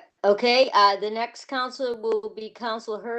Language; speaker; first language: English; native; English